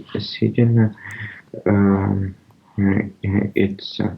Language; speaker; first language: English; non-native, learner; Russian